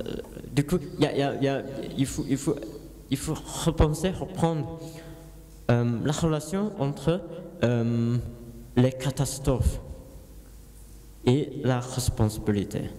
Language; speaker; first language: French; non-native, learner; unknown